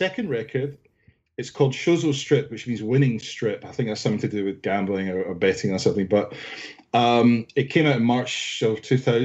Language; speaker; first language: English; native; English